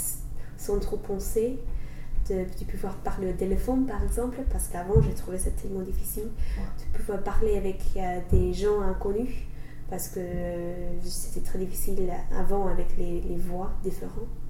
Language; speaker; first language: French; non-native, learner; English